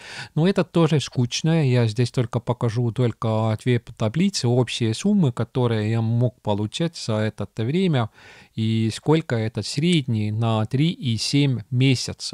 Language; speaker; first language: Russian; non-native, local second language; Estonian